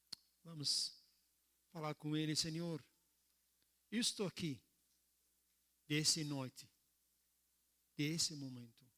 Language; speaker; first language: Portuguese; non-native, learner; Arabic